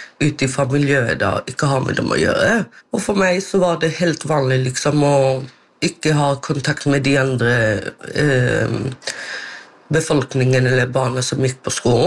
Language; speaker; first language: Norwegian; non-native, local second language; Romany